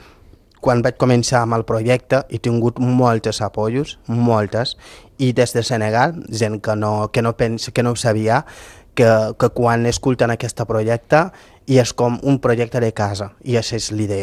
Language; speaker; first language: Catalan; non-native, local second language; Fula